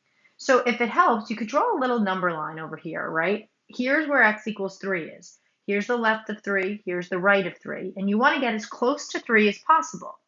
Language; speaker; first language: English; native; English